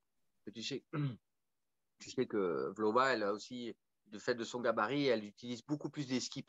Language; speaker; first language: French; native; French